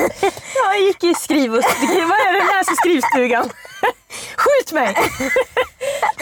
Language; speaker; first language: Swedish; native; Swedish